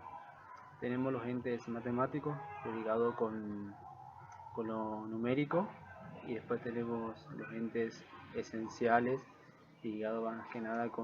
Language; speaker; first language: Spanish; native; Spanish